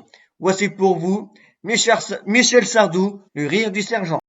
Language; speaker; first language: French; native; French